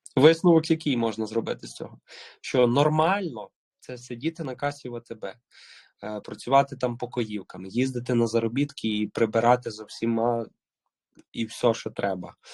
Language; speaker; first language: Ukrainian; native; Ukrainian